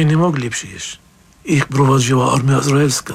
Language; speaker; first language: Polish; non-native, fluent; Arabic